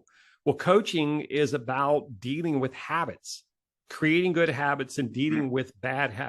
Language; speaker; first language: English; native; English